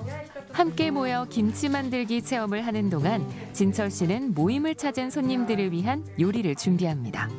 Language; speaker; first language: Korean; native; Korean